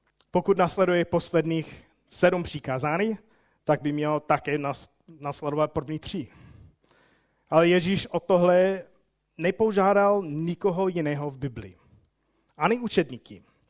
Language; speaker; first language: Czech; non-native, fluent; English